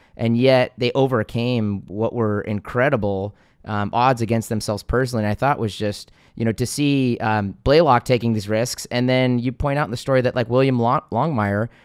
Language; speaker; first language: English; native; English